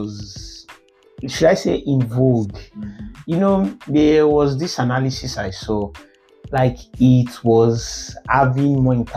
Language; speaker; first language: English; non-native, local second language; Yoruba